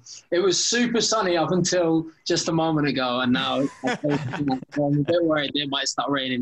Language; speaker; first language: English; native; English